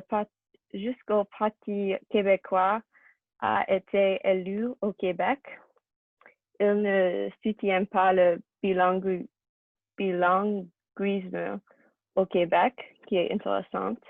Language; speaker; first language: French; non-native, learner; English